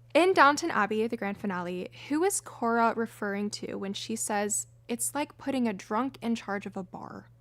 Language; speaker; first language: English; native; English